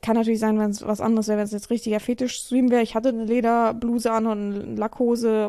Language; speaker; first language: German; native; German